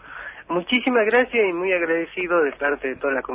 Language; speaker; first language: Spanish; native; Spanish